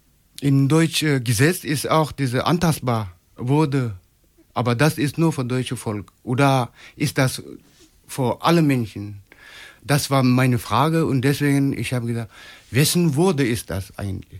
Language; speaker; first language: German; non-native, learner; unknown